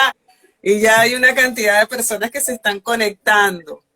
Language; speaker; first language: Spanish; native; Spanish